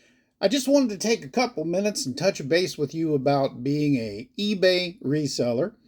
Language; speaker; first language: English; native; English